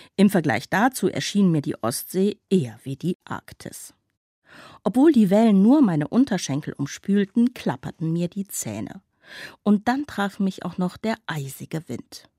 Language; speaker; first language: German; native; German